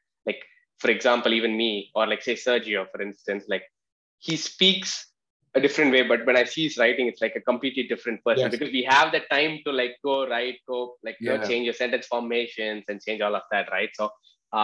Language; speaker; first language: English; non-native, local second language; Malayalam